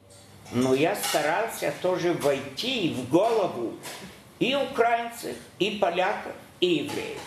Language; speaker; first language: Ukrainian; non-native, local second language; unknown